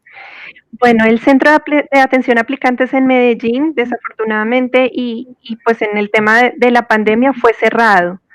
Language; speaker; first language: Spanish; native; Spanish